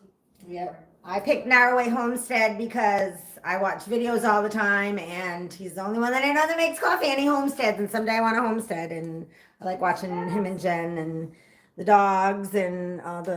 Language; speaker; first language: English; native; English